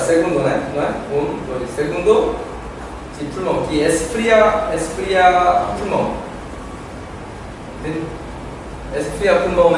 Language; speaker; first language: Portuguese; non-native, learner; Korean